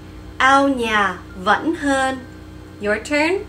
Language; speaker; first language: Vietnamese; early bilingual, heritage; Vietnamese